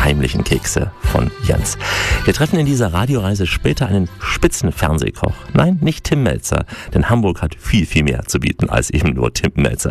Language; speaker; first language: German; native; German